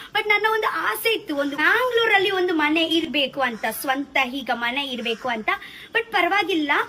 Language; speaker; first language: Kannada; non-native, local second language; Tulu